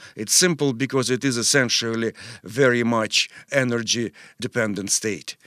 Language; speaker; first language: English; non-native, fluent; Russian